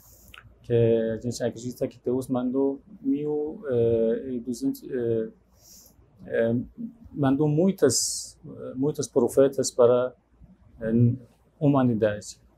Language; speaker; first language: Portuguese; non-native, fluent; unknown